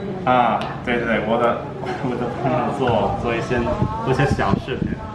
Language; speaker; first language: Chinese; non-native, learner; English